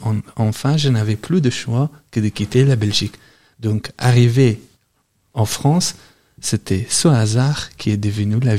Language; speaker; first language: French; non-native, fluent; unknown